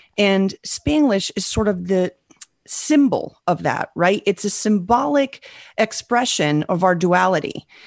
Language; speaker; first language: English; early bilingual, other home language; Spanish